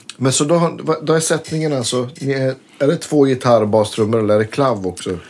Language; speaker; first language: Swedish; native; Swedish